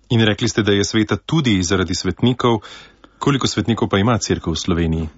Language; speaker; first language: Slovenian; native; Slovenian